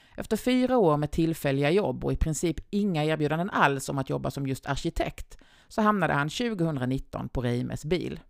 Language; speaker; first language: Swedish; native; Swedish